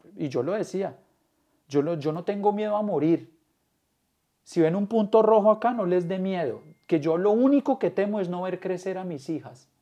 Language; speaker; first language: Spanish; native; Spanish